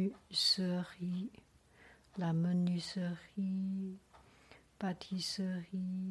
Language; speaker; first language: French; non-native, learner; Chinese